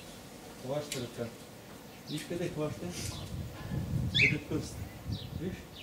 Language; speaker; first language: Bulgarian; non-native, learner; Russian